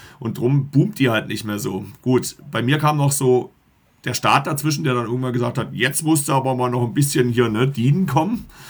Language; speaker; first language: German; native; German